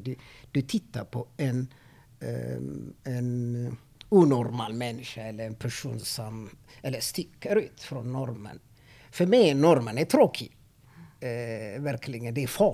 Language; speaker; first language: Swedish; non-native, fluent; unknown